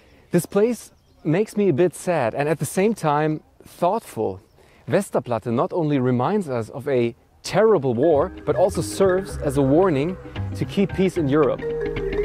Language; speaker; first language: English; non-native, fluent; German